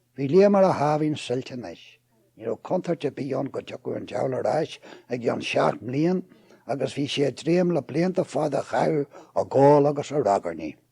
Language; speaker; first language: Irish; native; Irish